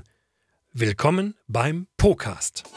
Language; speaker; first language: German; native; German